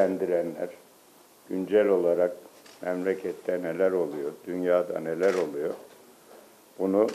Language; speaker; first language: Turkish; native; Turkish